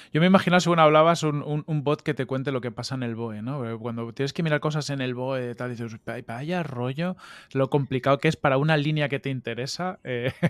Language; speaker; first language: Spanish; native; Spanish